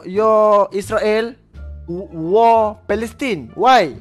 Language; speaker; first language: English; non-native, learner; Malay